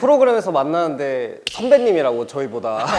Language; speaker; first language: Korean; native; Korean